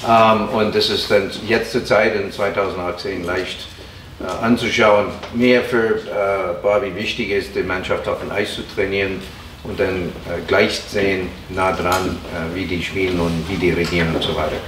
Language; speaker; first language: German; non-native, fluent; English